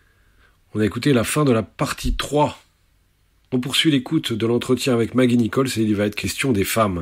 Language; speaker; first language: French; native; French